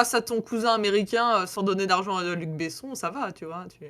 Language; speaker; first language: French; native; French